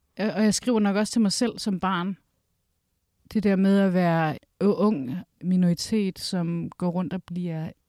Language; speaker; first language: Danish; early bilingual, other home language; Kurdish